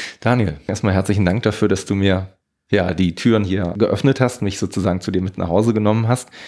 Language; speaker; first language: German; native; German